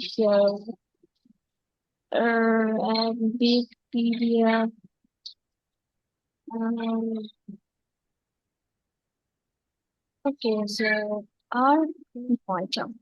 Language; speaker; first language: English; non-native, local second language; Urdu